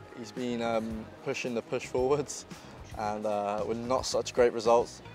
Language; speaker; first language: English; native; English